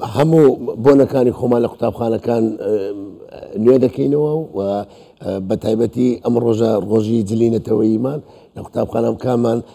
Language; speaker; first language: Central Kurdish; non-native, local second language; Turkish